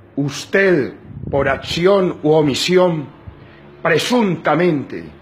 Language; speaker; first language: Spanish; native; Spanish